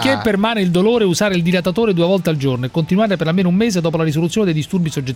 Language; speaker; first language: Italian; native; Italian